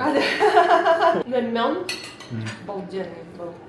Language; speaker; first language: Russian; native; Russian